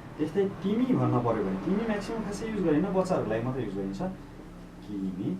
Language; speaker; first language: Nepali; native; Nepali